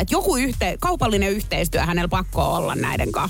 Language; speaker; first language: Finnish; native; Finnish